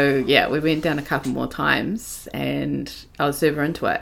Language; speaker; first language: English; native; English